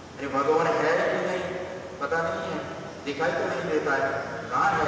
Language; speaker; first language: Hindi; non-native, local second language; Bangla